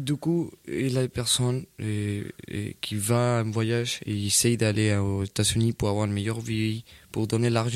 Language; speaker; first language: French; non-native, learner; Spanish